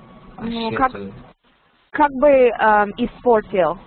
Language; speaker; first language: Russian; non-native, learner; English